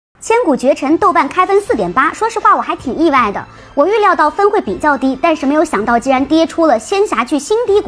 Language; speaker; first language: Chinese; native; Chinese